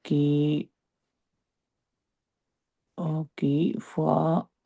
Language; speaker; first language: French; non-native, learner; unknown